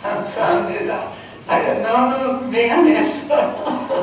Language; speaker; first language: Korean; non-native, local second language; English